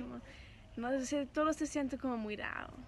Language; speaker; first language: Spanish; non-native, fluent; German